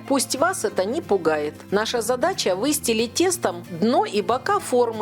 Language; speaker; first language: Russian; native; Russian